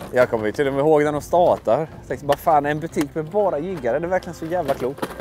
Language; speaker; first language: Swedish; early bilingual, other home language; Russian